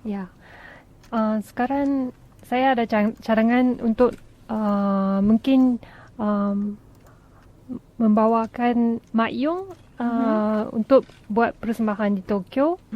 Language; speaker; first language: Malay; non-native, fluent; Japanese